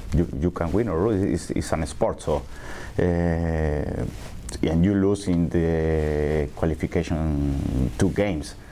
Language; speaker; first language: English; non-native, learner; Spanish